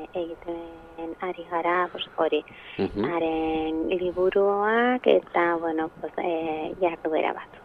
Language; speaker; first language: Basque; non-native, local second language; Spanish